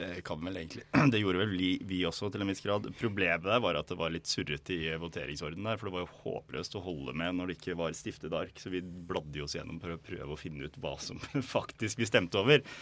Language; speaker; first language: Norwegian; native; Norwegian